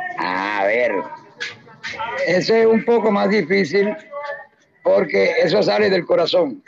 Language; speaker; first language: Spanish; native; Spanish